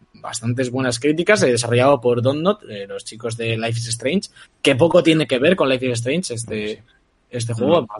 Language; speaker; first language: Spanish; native; Spanish